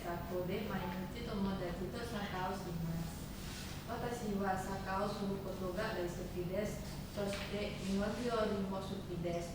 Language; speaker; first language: Japanese; non-native, learner; Indonesian